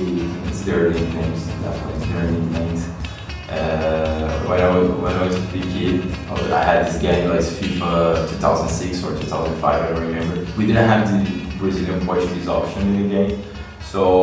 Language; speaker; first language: English; non-native, fluent; Portuguese